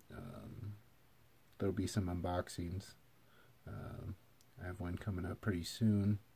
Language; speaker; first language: English; native; English